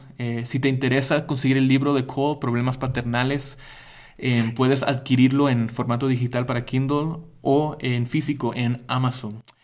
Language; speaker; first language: Spanish; early bilingual, heritage; Spanish